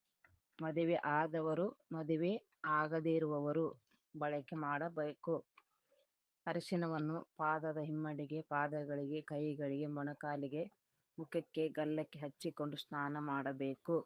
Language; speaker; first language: Kannada; native; Kannada